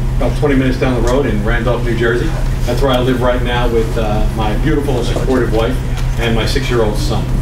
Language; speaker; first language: English; native; English